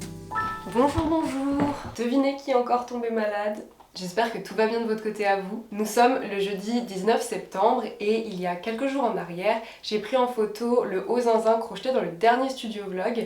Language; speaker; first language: French; native; French